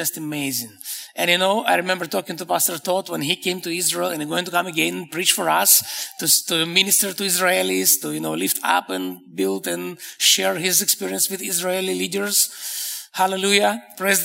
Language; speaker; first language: English; non-native, fluent; Hebrew